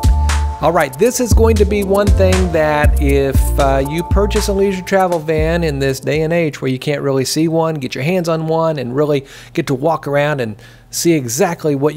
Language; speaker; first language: English; native; English